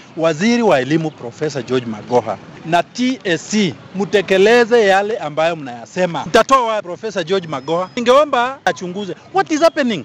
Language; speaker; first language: Swahili; non-native, local second language; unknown